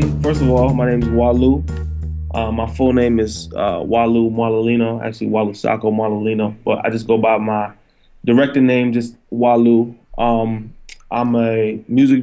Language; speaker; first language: English; native; English